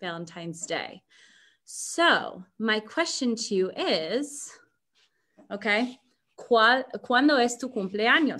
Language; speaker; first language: Spanish; non-native, fluent; English